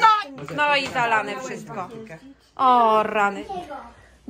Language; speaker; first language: Polish; native; Polish